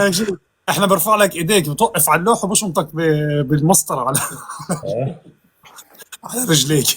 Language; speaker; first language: Arabic; native; Arabic